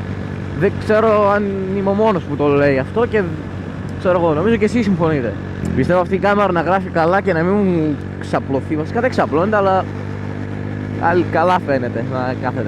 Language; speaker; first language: Greek; native; Greek